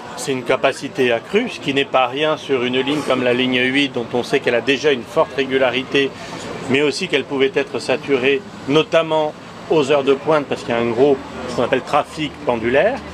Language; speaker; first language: French; native; French